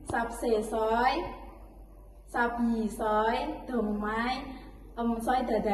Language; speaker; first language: Cantonese; non-native, learner; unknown